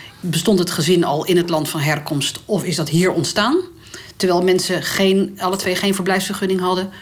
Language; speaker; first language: Dutch; native; Dutch